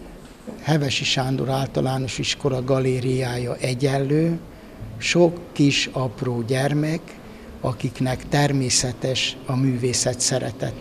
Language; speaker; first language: Hungarian; native; Hungarian